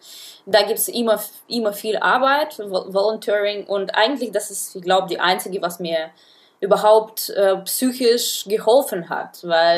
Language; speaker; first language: German; non-native, fluent; Russian